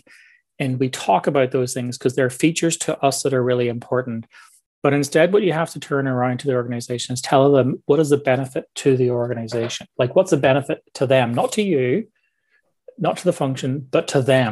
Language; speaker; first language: English; native; English